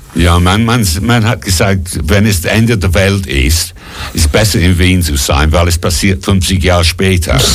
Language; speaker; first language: German; non-native, fluent; English